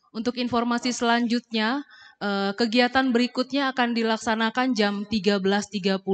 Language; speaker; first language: Indonesian; native; Indonesian